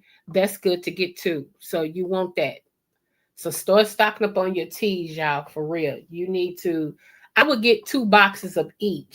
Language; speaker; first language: English; native; English